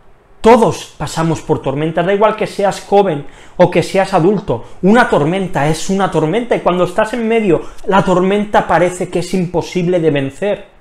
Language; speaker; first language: Spanish; native; Spanish